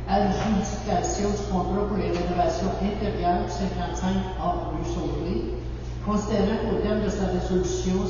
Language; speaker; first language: French; native; French